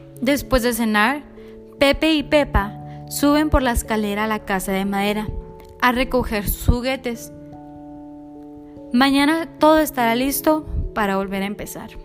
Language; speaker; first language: Spanish; native; Spanish